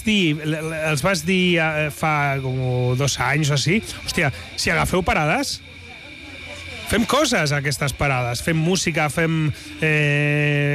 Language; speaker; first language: Catalan; non-native, local second language; Spanish